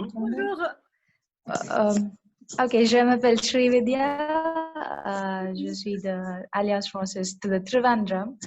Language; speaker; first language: French; non-native, learner; Malayalam